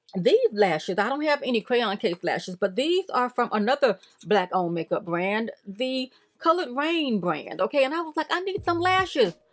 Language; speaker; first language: English; native; English